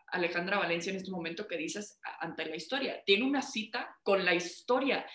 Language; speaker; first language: Spanish; early bilingual, heritage; Spanish